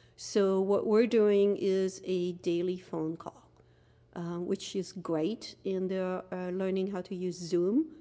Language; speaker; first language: English; non-native, fluent; French